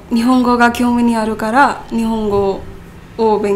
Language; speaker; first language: Japanese; non-native, learner; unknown